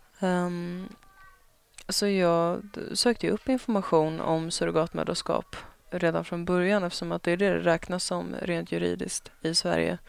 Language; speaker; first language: Swedish; native; Swedish